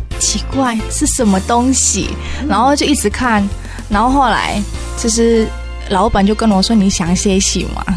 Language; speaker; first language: Chinese; non-native, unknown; Indonesian